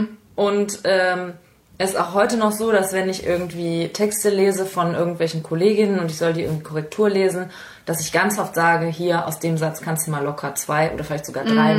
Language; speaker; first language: German; native; German